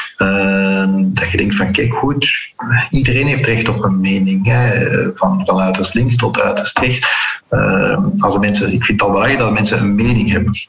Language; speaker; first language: Dutch; early bilingual, heritage; Dutch